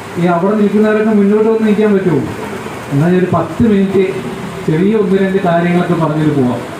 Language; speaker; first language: Malayalam; native; Malayalam